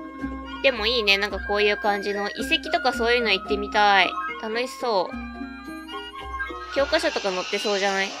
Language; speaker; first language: Japanese; native; Japanese